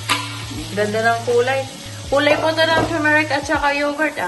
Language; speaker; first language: Filipino; early bilingual, other home language; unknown